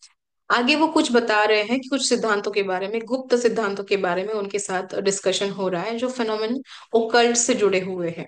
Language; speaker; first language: Hindi; native; Hindi